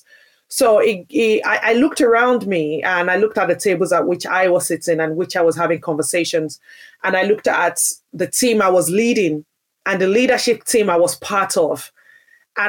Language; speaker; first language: English; non-native, local second language; Yoruba